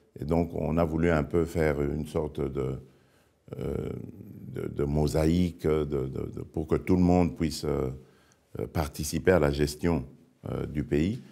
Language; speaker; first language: French; non-native, local second language; Lingala